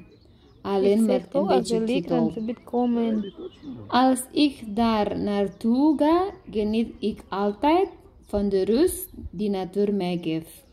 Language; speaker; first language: Dutch; non-native, learner; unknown